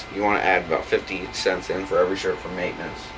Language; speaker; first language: English; native; English